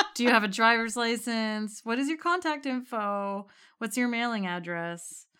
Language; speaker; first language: English; native; English